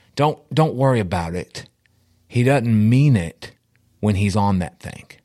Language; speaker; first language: English; native; English